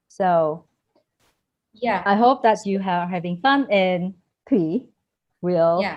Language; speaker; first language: English; non-native, fluent; Vietnamese